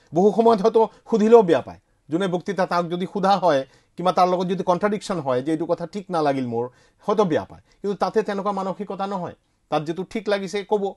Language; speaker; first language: Assamese; non-native, local second language; Bangla